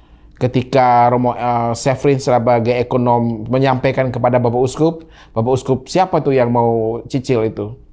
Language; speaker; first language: Indonesian; native; Indonesian